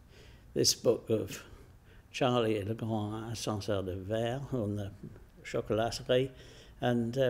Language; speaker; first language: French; non-native, fluent; English